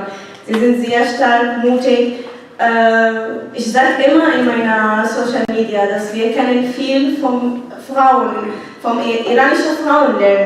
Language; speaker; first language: German; non-native, learner; Arabic